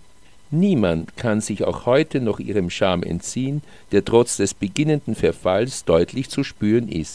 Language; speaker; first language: German; native; German